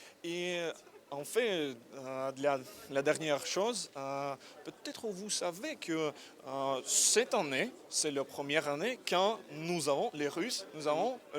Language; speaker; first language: French; non-native, learner; Russian